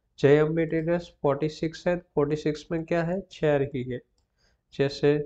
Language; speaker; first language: Hindi; non-native, local second language; Gujarati